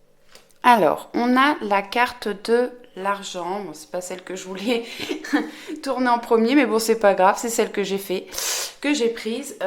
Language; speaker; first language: French; native; French